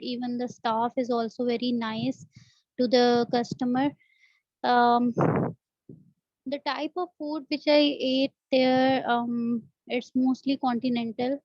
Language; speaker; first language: English; non-native, fluent; Urdu